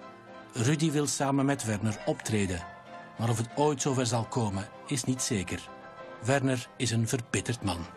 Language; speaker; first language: Dutch; native; Dutch